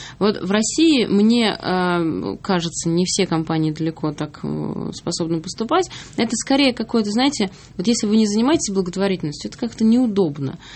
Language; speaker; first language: Russian; native; Russian